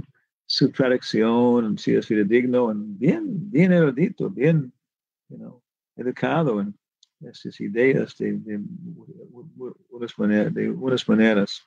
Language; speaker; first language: Spanish; non-native, fluent; English